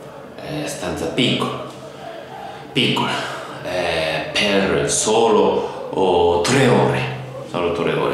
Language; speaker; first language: Italian; non-native, fluent; Japanese